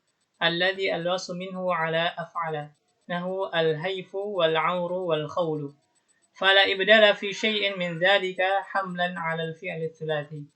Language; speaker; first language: Arabic; non-native, learner; Indonesian